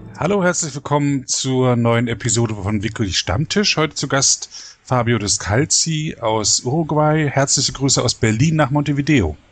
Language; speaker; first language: German; native; German